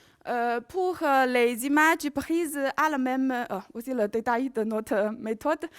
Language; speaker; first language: French; non-native, learner; Chinese